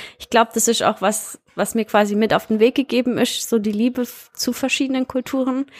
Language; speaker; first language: German; early bilingual, heritage; German